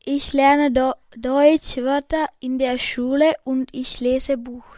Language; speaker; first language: German; non-native, learner; Malayalam